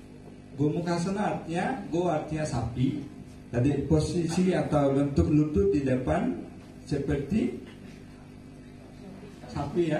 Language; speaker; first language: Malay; non-native, fluent; Bangla